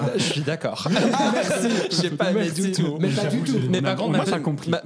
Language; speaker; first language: French; non-native, fluent; Norwegian